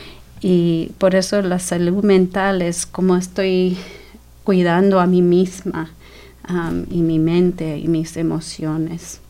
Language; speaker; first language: Spanish; early bilingual, heritage; Spanish